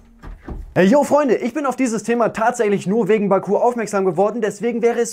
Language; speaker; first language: German; native; German